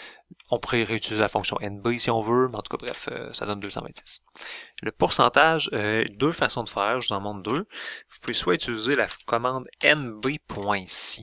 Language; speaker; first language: French; native; French